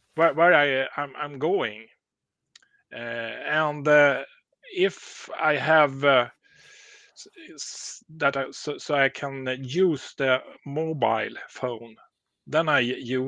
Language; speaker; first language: English; non-native, learner; Swedish